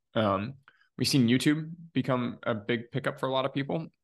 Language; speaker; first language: English; native; English